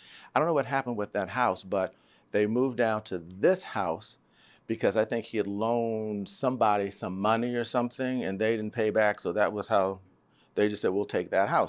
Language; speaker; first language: English; native; English